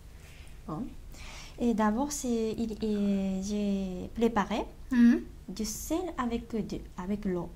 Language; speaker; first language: French; non-native, learner; Japanese